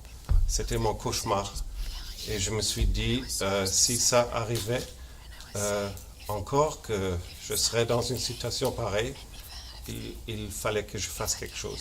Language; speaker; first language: French; non-native, fluent; German